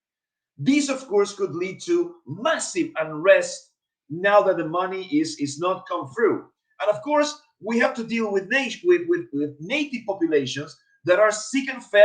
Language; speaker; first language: English; non-native, fluent; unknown